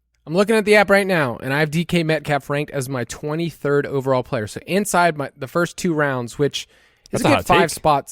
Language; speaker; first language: English; native; English